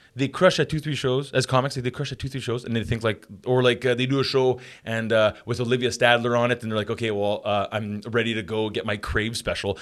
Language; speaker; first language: English; native; English